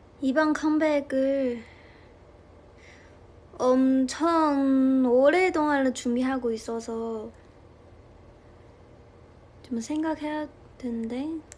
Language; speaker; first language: Korean; non-native, fluent; Chinese